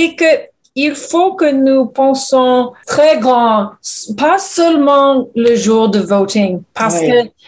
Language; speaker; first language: French; non-native, learner; English